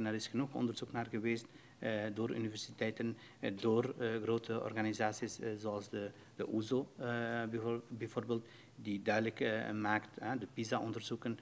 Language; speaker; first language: Dutch; non-native, fluent; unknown